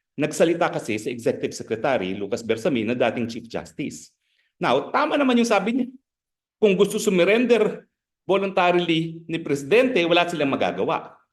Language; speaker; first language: Filipino; native; Filipino